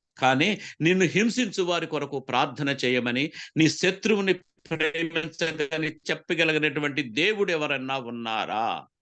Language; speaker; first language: Telugu; non-native, local second language; Koya